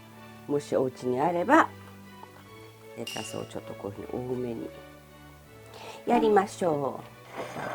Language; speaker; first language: Japanese; early bilingual, other home language; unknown